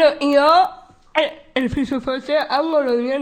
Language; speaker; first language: Spanish; non-native, local second language; Basque